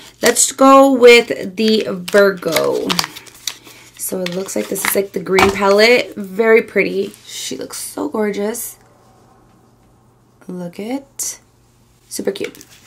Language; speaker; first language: English; early bilingual, other home language; Spanish